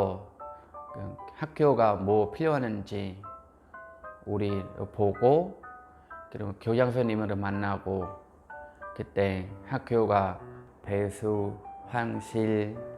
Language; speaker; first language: Korean; non-native, fluent; Khmer